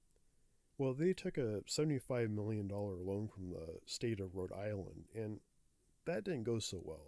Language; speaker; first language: English; native; English